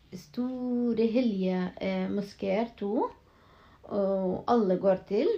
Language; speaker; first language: Norwegian; non-native, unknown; Arabic